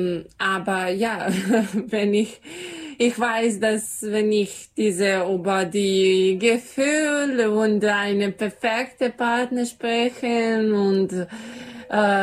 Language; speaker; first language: German; non-native, learner; Serbian